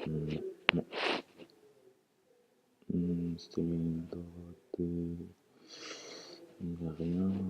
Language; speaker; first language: French; non-native, local second language; Arabic